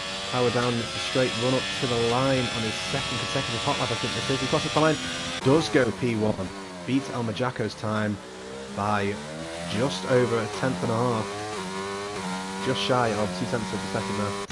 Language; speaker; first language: English; native; English